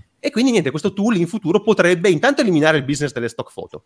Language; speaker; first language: Italian; native; Italian